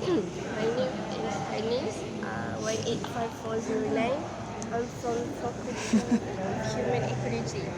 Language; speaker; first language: English; non-native, learner; Malay